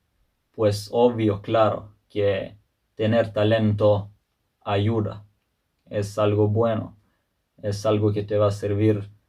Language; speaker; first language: Spanish; non-native, fluent; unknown